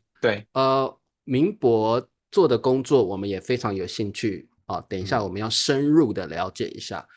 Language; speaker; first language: Chinese; native; Chinese